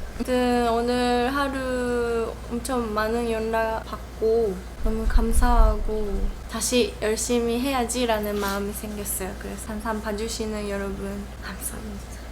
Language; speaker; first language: Korean; non-native, fluent; Japanese